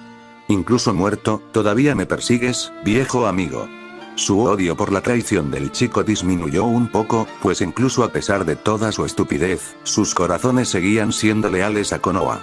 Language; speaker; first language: Spanish; native; Spanish